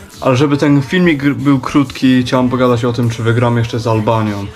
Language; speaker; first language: Polish; early bilingual, heritage; Polish